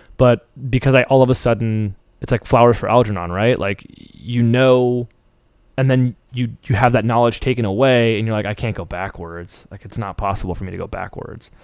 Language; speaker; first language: English; early bilingual, other home language; Persian